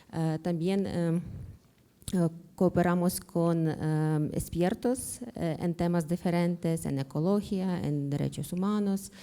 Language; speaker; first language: Spanish; non-native, learner; Ukrainian